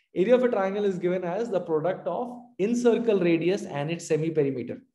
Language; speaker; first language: English; non-native, local second language; Hindi